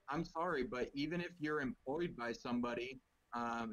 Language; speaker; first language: English; native; English